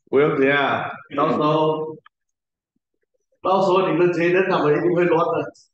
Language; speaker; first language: Chinese; native; Chinese